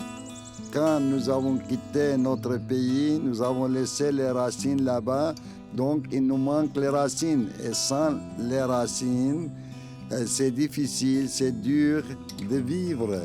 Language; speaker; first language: French; non-native, fluent; Arabic